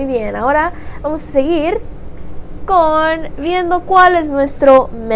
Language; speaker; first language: Spanish; early bilingual, heritage; Spanish